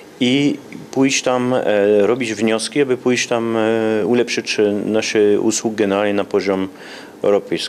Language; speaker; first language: Polish; early bilingual, heritage; Polish